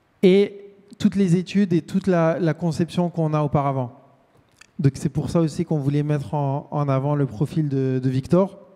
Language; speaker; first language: French; native; French